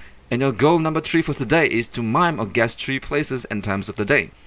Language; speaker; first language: English; non-native, local second language; Chinese